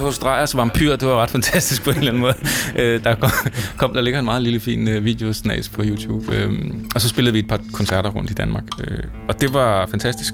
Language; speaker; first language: Danish; native; Danish